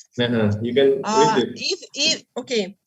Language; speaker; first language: English; non-native, fluent; Indonesian